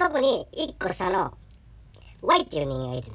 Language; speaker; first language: Japanese; native; Japanese